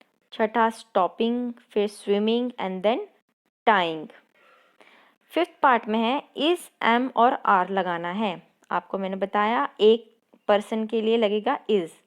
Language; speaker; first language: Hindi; non-native, local second language; Punjabi